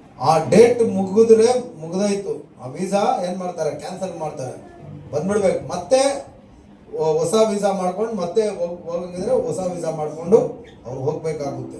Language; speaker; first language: Kannada; non-native, local second language; Tamil